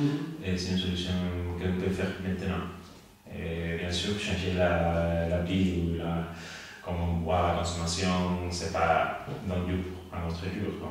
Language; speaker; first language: French; non-native, learner; Spanish